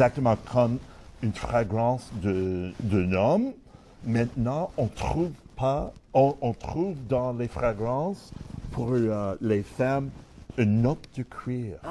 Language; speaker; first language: French; non-native, learner; English